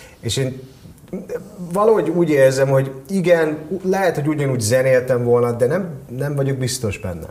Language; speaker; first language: Hungarian; early bilingual, heritage; Hungarian